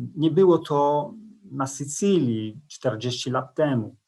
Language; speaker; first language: Polish; non-native, fluent; Italian